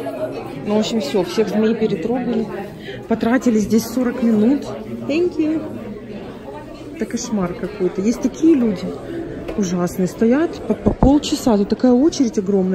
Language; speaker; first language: Russian; native; Russian